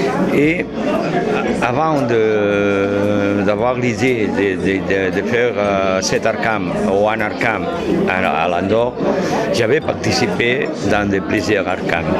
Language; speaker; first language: French; non-native, fluent; Catalan